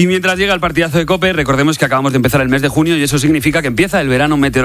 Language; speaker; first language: Spanish; native; Spanish